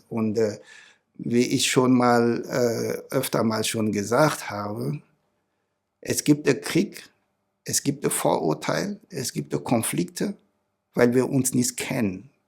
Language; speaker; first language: German; non-native, fluent; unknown